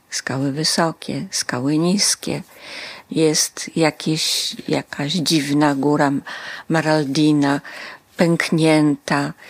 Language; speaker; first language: Polish; native; Polish